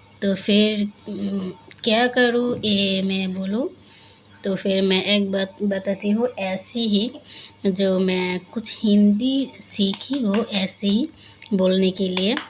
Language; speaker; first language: Hindi; non-native, learner; Bangla